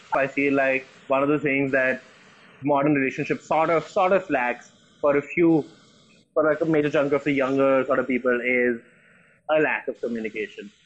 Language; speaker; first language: English; non-native, local second language; Hindi